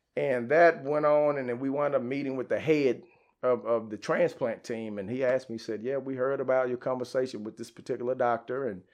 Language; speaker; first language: English; native; English